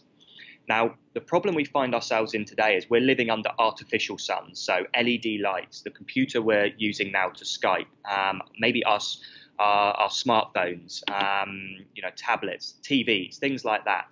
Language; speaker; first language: English; native; English